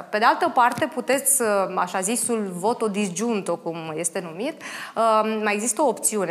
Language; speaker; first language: Romanian; native; Romanian